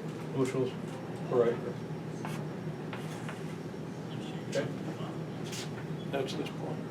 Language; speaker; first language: English; native; English